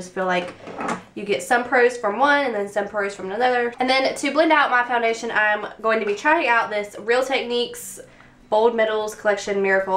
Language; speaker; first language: English; native; English